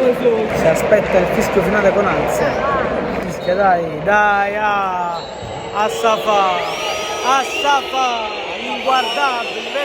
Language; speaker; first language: Italian; native; Italian